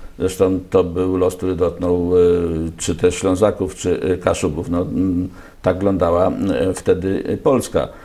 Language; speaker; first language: Polish; native; Polish